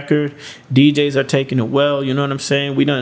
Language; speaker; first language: English; native; English